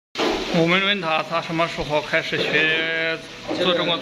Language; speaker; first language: Chinese; non-native, fluent; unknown